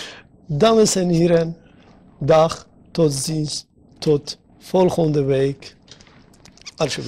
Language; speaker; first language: Dutch; non-native, learner; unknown